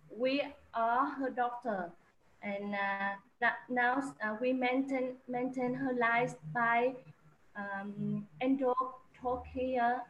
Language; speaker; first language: English; non-native, learner; Vietnamese